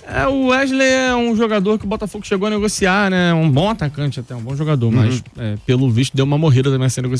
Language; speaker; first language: Portuguese; native; Portuguese